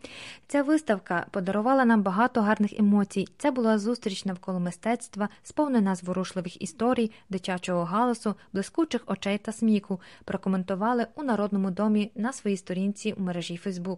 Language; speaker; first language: Ukrainian; native; Ukrainian